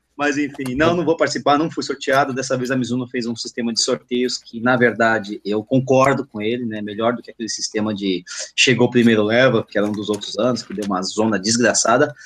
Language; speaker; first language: Portuguese; native; Portuguese